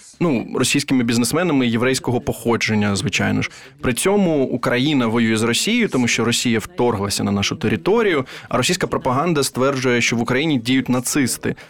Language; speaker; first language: Ukrainian; native; Ukrainian